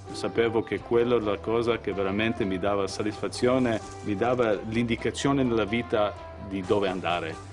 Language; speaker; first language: Italian; early bilingual, heritage; Italian